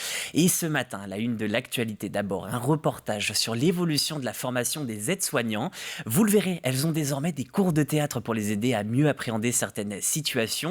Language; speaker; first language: French; native; French